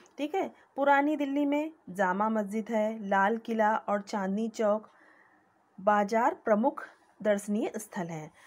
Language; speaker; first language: Hindi; native; Hindi